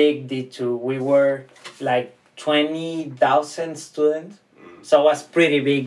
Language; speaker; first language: English; non-native, fluent; Spanish